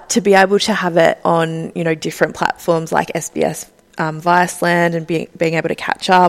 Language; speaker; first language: English; native; English